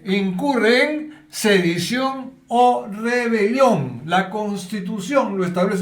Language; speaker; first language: Spanish; native; Spanish